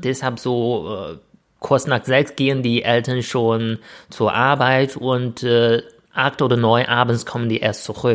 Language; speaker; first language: German; non-native, fluent; Chinese